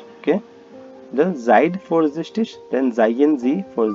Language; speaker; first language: German; non-native, fluent; Hindi